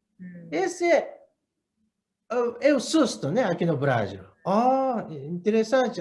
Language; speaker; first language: Portuguese; non-native, learner; Japanese